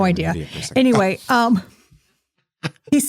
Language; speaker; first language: English; native; English